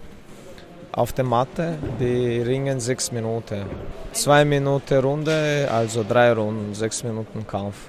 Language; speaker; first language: German; non-native, fluent; Chechen